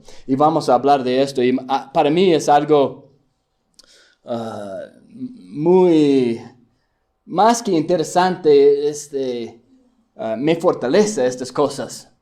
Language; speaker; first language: Spanish; non-native, fluent; English